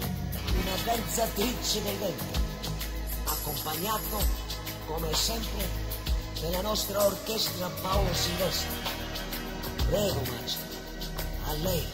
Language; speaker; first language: Italian; non-native, learner; French